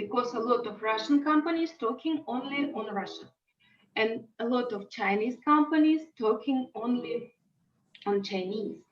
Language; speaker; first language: English; non-native, learner; Russian